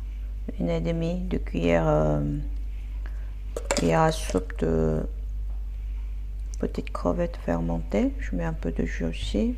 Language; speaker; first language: French; non-native, fluent; Korean